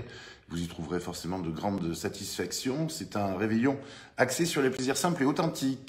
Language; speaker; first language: French; native; French